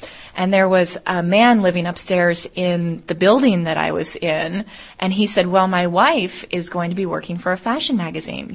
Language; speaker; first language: English; native; English